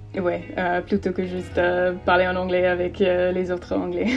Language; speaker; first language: French; non-native, fluent; English